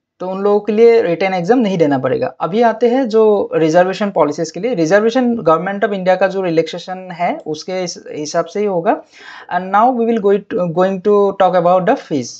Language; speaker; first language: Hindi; non-native, local second language; Assamese